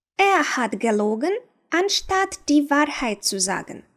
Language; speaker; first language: German; non-native, fluent; Ukrainian